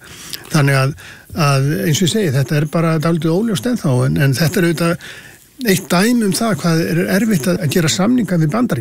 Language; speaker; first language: Icelandic; native; Icelandic